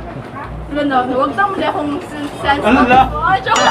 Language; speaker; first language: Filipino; non-native, local second language; Cebuano